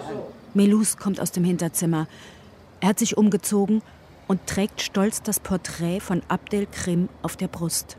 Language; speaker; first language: German; native; German